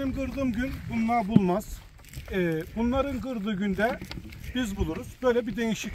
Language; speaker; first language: Turkish; native; Turkish